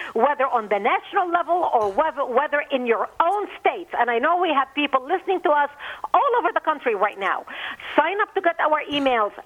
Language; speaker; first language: English; non-native, fluent; Arabic